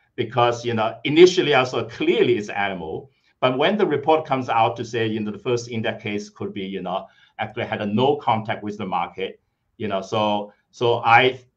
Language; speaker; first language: English; non-native, fluent; Chinese